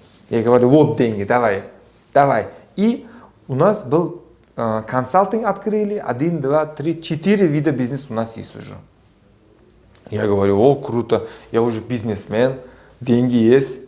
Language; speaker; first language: Russian; non-native, local second language; Uzbek